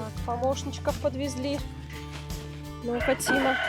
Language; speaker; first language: Russian; native; Russian